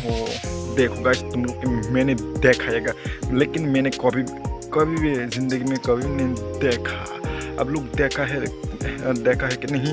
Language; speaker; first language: Hindi; non-native, local second language; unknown